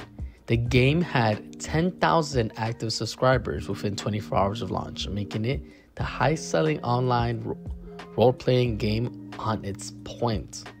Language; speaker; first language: English; native; English